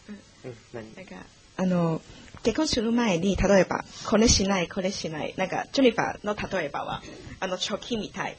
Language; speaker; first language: Japanese; non-native, learner; English